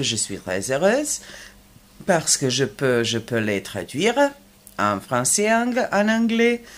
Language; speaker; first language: French; non-native, fluent; Serbian